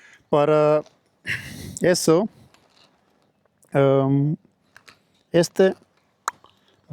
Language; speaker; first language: Spanish; non-native, learner; Urdu